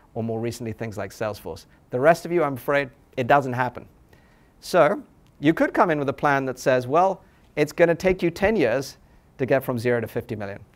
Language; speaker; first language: English; native; English